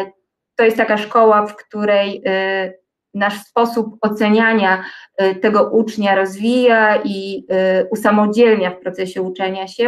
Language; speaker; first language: Polish; native; Polish